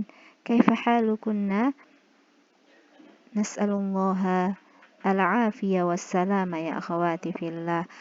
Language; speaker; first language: Arabic; non-native, fluent; Indonesian